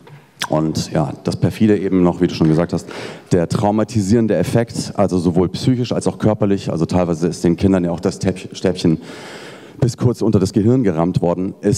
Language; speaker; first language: German; native; German